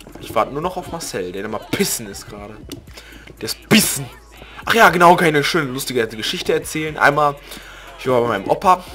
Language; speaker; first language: German; early bilingual, other home language; Greek